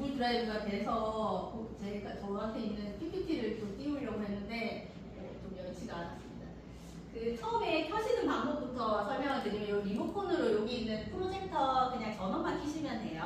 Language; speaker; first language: Korean; native; Korean